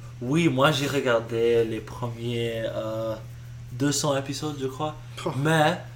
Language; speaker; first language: French; non-native, local second language; English